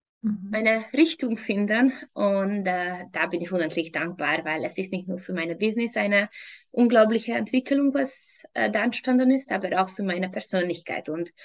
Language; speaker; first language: German; non-native, fluent; Hungarian